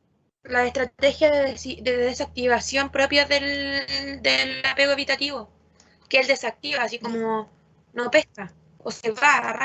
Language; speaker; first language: Spanish; native; Spanish